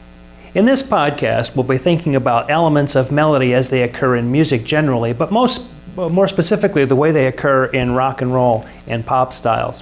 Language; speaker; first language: English; native; English